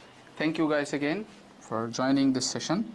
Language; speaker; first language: English; non-native, fluent; Bangla